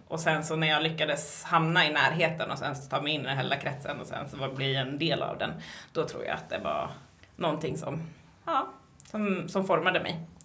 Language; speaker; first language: Swedish; native; Swedish